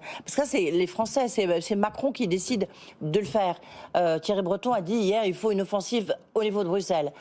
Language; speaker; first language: French; native; French